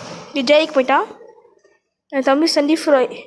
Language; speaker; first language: Tamil; native; Tamil